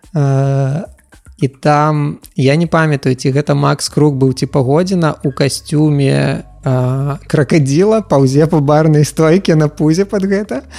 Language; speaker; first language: Belarusian; non-native, local second language; Russian